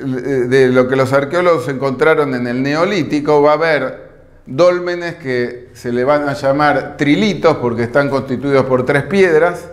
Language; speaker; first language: Spanish; native; Spanish